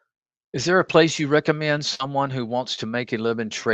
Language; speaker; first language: English; native; English